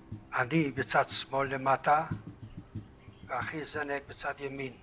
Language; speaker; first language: Hebrew; non-native, fluent; Yiddish